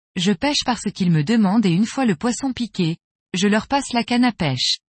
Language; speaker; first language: French; non-native, fluent; Spanish